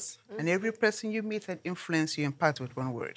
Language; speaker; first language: English; non-native, local second language; Igbo